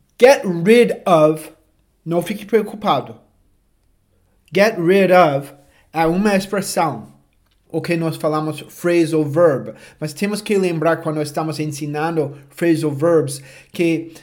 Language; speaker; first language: Portuguese; non-native, fluent; English